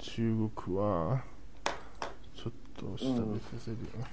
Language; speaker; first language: Japanese; non-native, learner; Chinese